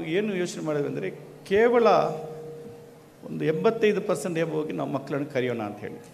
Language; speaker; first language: Kannada; non-native, local second language; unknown